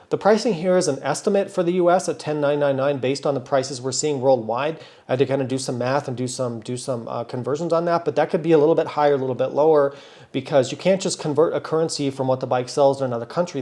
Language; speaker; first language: English; native; English